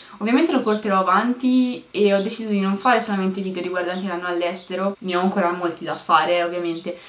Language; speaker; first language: Italian; native; Italian